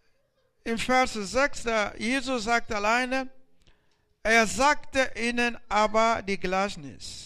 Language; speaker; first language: German; non-native, learner; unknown